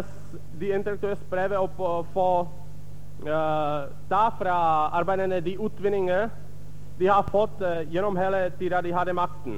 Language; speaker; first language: Norwegian; non-native, fluent; Czech